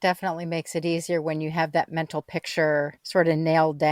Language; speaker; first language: English; native; English